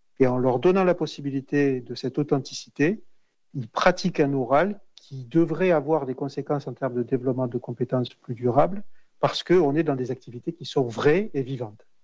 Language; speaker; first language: French; native; French